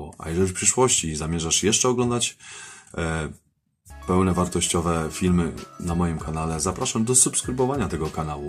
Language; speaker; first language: Polish; native; Polish